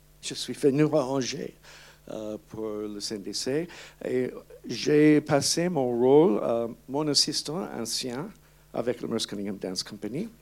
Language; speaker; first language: French; non-native, learner; English